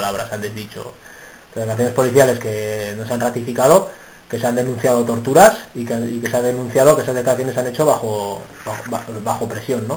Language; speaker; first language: Spanish; native; Spanish